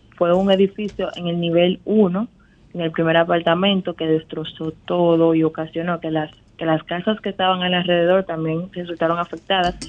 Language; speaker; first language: Spanish; native; Spanish